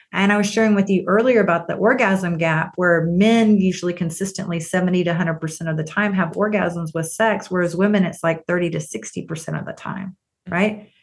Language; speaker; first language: English; native; English